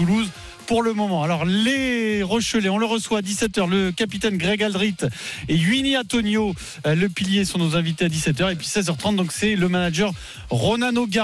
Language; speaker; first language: French; native; French